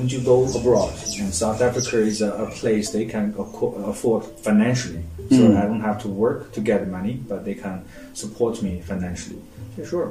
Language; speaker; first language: English; non-native, fluent; Chinese